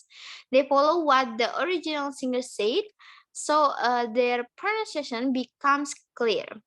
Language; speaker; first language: English; non-native, learner; Indonesian